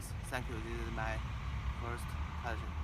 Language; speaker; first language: English; non-native, learner; Chinese